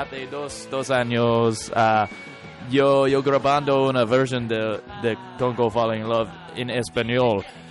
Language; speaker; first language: Spanish; non-native, learner; English